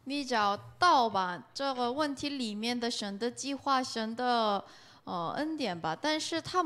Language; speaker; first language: Chinese; non-native, learner; Korean